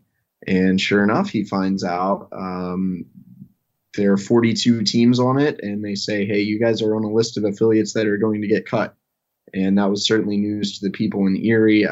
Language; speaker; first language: English; native; English